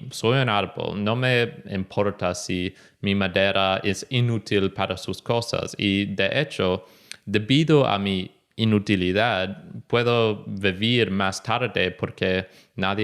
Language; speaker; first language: Spanish; non-native, fluent; English